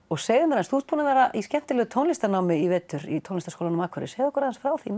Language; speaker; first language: Icelandic; native; Icelandic